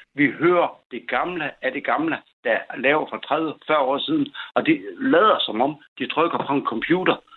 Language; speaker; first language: Danish; native; Danish